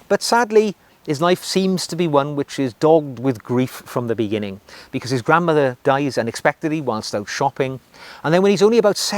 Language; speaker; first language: English; native; English